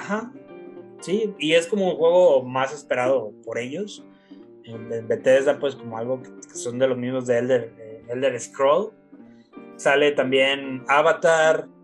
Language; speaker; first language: Spanish; native; Spanish